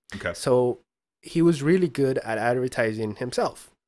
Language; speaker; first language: English; early bilingual, other home language; Spanish